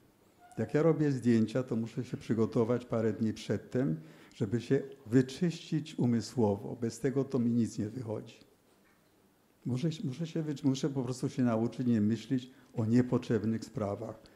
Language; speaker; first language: Polish; early bilingual, heritage; Polish